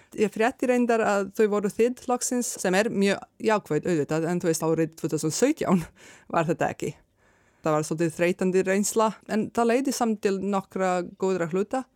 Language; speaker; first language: Icelandic; non-native, fluent; Serbian